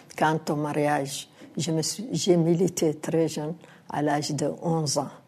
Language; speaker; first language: French; non-native, local second language; Arabic